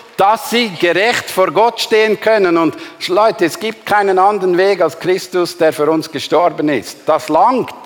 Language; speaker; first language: German; native; German